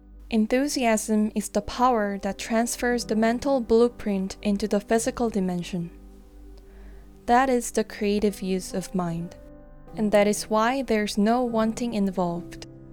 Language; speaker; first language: English; non-native, fluent; Korean